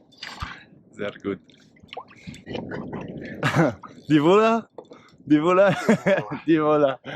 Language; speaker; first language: English; non-native, learner; French